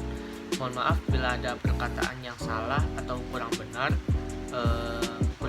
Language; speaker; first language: Indonesian; native; Indonesian